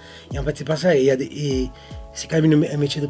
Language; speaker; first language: French; native; French